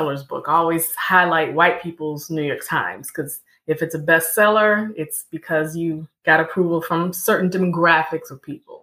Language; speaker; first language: English; native; English